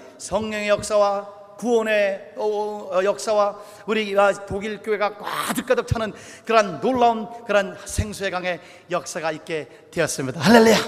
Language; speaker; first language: Korean; native; Korean